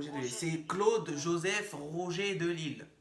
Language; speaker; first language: French; native; French